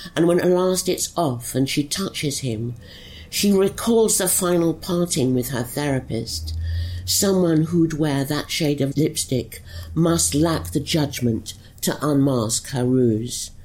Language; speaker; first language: English; native; English